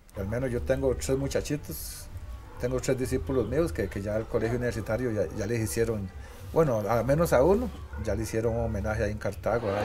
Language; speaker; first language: Spanish; native; Spanish